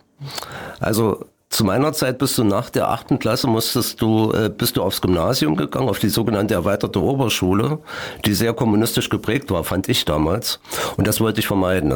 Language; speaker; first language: German; native; German